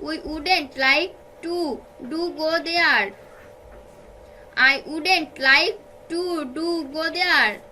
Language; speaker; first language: English; non-native, fluent; Bangla